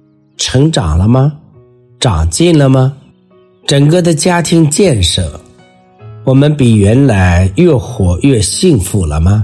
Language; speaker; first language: Chinese; native; Chinese